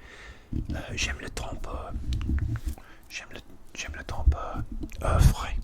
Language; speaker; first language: French; non-native, learner; English